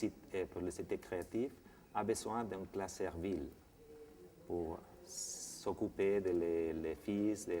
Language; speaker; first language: French; non-native, fluent; Spanish